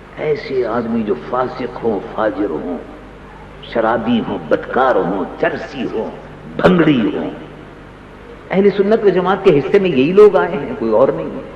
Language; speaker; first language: Urdu; native; Urdu